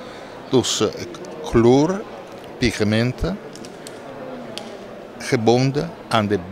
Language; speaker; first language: Dutch; non-native, learner; Italian